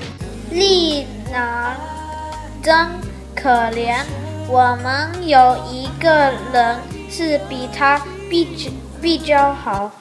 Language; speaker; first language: Chinese; non-native, learner; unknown